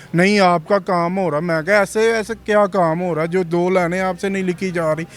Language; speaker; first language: Urdu; non-native, local second language; Punjabi